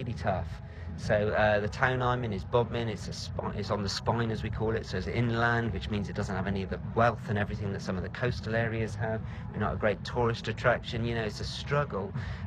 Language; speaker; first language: English; native; English